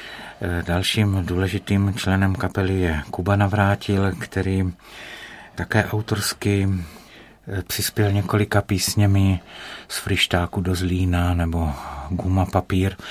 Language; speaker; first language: Czech; native; Czech